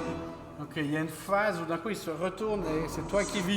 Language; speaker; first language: French; native; French